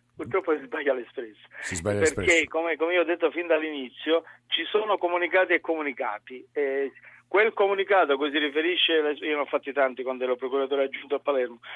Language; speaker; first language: Italian; native; Italian